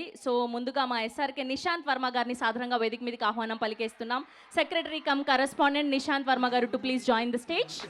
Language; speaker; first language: Telugu; native; Telugu